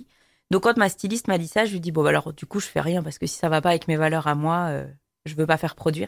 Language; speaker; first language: French; native; French